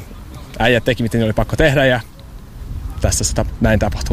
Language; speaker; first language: Finnish; non-native, fluent; English